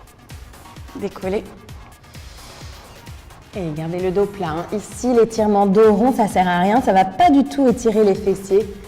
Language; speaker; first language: French; native; French